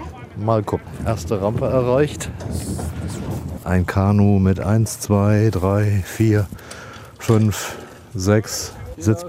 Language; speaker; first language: German; native; German